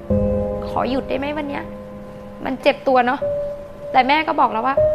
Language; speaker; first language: Thai; native; Thai